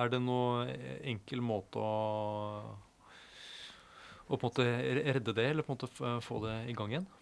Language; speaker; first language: Norwegian; native; Norwegian